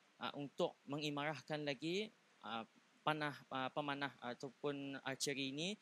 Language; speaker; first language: Malay; native; Malay